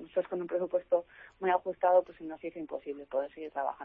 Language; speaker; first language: Spanish; native; Spanish